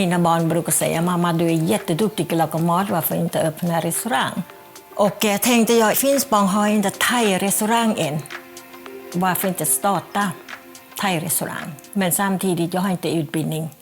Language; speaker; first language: Swedish; non-native, fluent; Thai